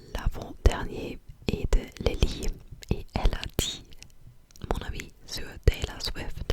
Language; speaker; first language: French; non-native, fluent; English